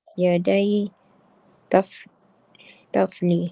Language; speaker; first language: Arabic; non-native, learner; Malay